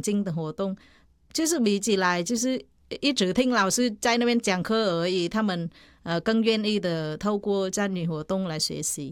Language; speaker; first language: Chinese; non-native, fluent; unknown